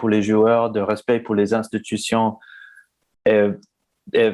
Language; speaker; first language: French; non-native, fluent; English